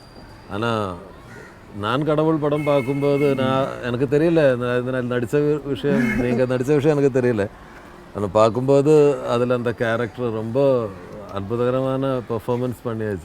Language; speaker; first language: Tamil; non-native, fluent; Malayalam